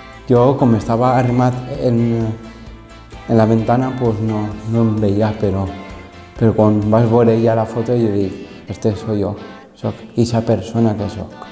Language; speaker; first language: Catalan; non-native, local second language; Spanish